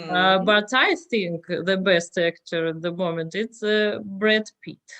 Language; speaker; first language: English; non-native, learner; Russian